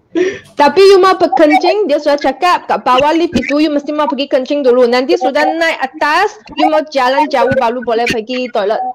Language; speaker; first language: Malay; non-native, local second language; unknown